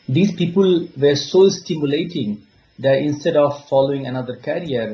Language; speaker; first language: English; non-native, local second language; Hindi